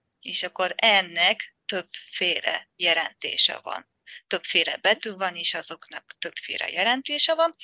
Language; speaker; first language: Hungarian; non-native, fluent; Japanese